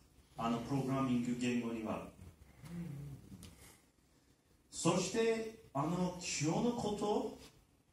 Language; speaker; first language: Japanese; non-native, learner; Turkish